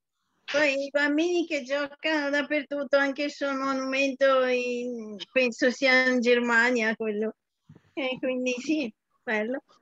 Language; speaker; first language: Italian; native; Italian